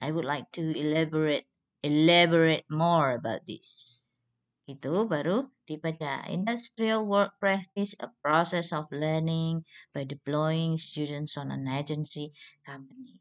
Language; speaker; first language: English; non-native, fluent; Indonesian